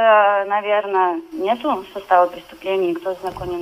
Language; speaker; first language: Russian; native; Russian